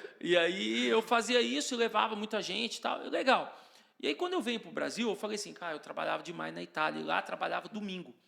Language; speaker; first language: Portuguese; native; Portuguese